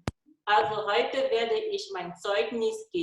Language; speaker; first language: German; non-native, learner; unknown